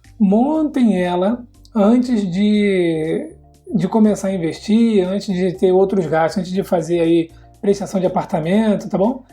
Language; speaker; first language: Portuguese; native; Portuguese